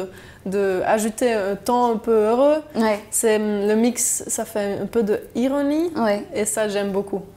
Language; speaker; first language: French; non-native, local second language; German